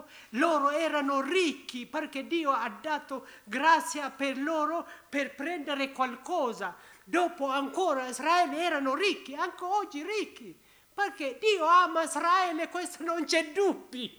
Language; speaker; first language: Italian; non-native, learner; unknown